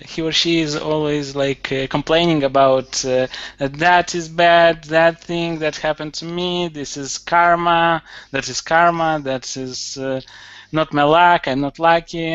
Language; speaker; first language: English; non-native, learner; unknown